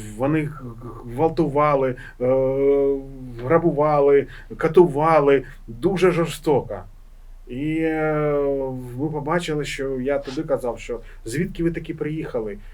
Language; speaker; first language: Ukrainian; non-native, local second language; Russian